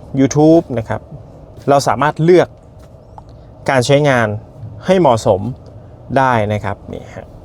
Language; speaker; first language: Thai; native; Thai